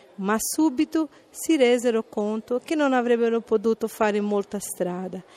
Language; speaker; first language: Italian; non-native, fluent; Portuguese